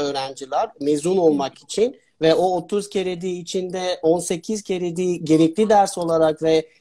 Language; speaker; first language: Turkish; non-native, fluent; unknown